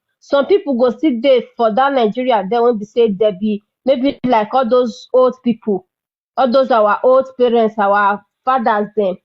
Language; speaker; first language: Nigerian Pidgin; non-native, local second language; Bini